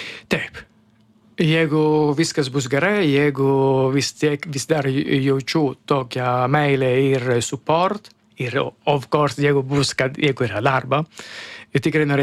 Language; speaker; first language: Lithuanian; non-native, learner; Italian